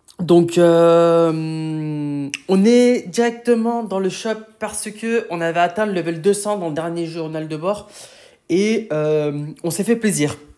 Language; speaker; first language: French; native; French